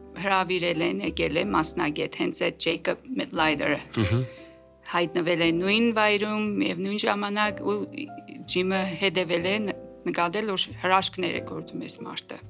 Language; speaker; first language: Armenian; native; Armenian